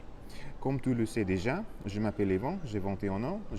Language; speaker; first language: French; non-native, learner; Russian